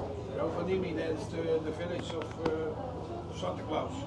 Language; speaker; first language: English; non-native, learner; Dutch